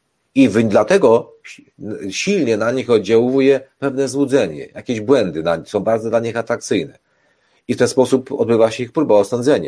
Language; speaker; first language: Polish; native; Polish